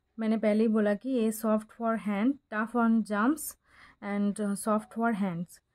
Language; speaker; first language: Hindi; non-native, local second language; Bangla